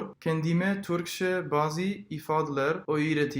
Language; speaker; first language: Turkish; non-native, learner; Spanish